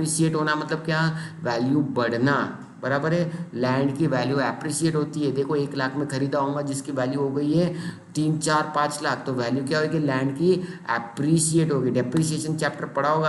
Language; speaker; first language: Hindi; non-native, local second language; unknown